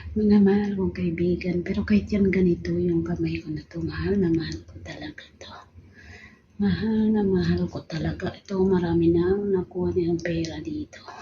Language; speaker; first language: Filipino; non-native, local second language; Tausug